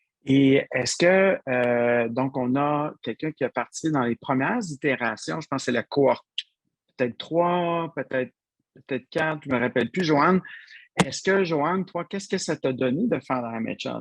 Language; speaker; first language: French; native; French